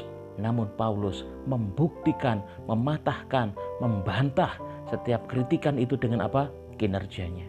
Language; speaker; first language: Indonesian; native; Indonesian